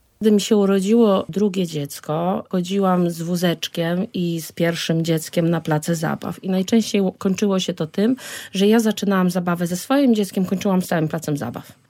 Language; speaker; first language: Polish; native; Polish